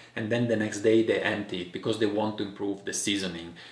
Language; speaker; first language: English; non-native, fluent; Italian